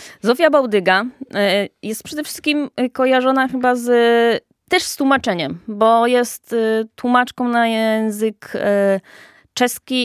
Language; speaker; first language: Polish; native; Polish